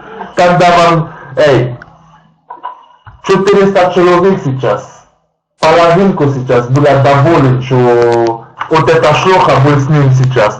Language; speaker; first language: Russian; non-native, learner; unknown